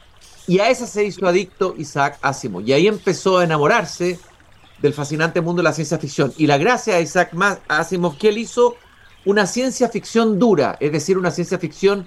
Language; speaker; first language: Spanish; native; Spanish